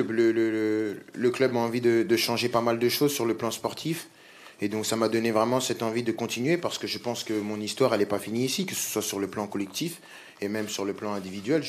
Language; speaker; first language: French; native; French